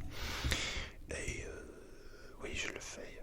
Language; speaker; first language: French; non-native, learner; English